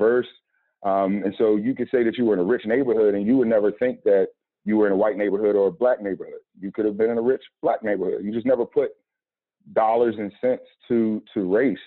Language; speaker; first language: English; native; English